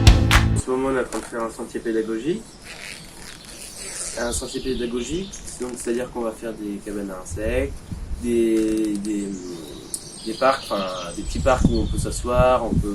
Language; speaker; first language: French; native; French